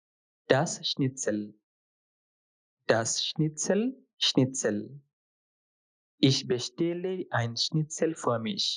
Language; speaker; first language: German; non-native, fluent; Bangla